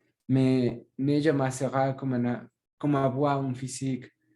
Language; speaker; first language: French; non-native, learner; Spanish